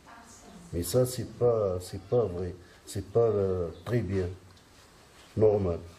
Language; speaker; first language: French; non-native, learner; Arabic